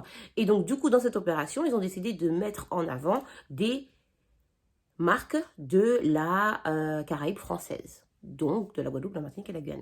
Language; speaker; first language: French; native; French